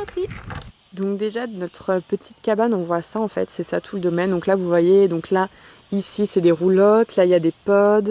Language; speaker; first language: French; native; French